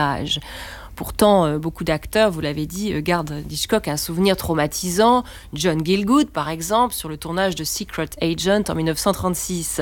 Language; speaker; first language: French; native; French